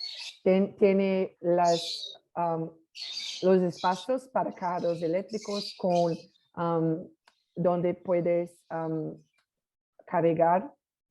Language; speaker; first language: Spanish; non-native, learner; Portuguese